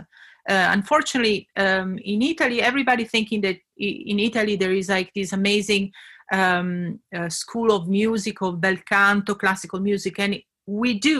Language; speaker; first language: English; non-native, fluent; Italian